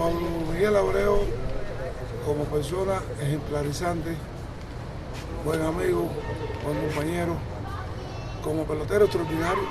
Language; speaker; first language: Spanish; native; Spanish